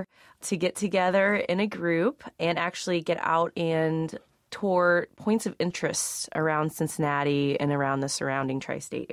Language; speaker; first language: English; native; English